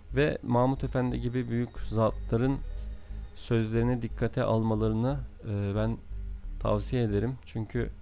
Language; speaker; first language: Turkish; native; Turkish